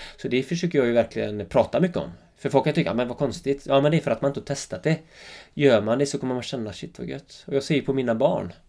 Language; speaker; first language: Swedish; native; Swedish